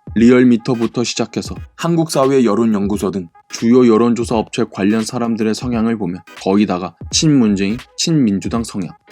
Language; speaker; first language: Korean; native; Korean